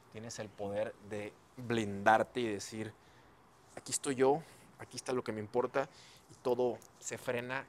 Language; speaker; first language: Spanish; native; Spanish